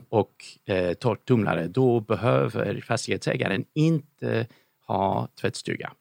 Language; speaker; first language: Swedish; non-native, fluent; English